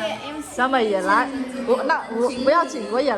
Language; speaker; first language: Chinese; non-native, fluent; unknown